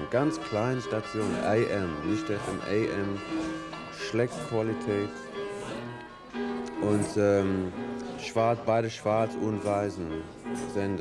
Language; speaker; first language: German; non-native, learner; English